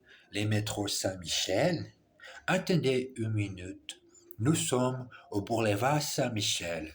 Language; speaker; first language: French; non-native, learner; English